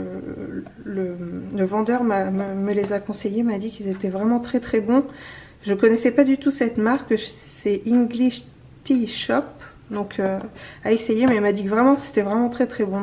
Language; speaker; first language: French; native; French